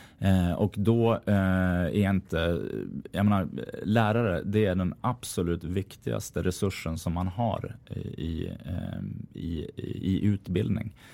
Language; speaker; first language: Swedish; native; Swedish